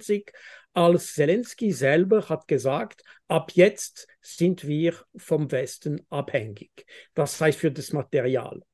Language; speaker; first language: German; non-native, fluent; French